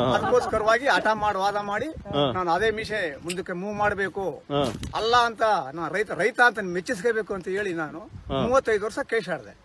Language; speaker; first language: Kannada; native; Kannada